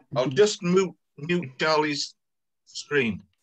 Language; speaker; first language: English; native; English